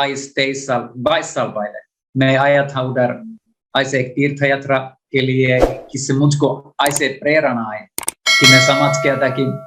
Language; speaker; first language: Hindi; non-native, learner; Finnish